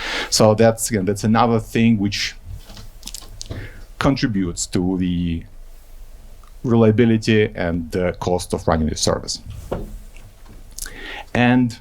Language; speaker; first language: English; non-native, fluent; Ukrainian